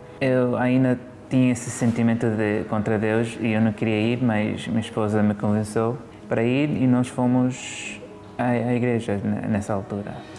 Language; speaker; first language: Portuguese; early bilingual, heritage; Portuguese